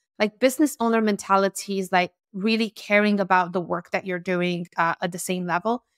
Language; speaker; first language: English; non-native, fluent; Romanian